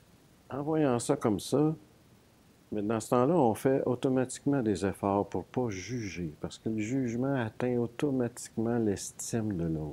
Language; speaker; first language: French; native; French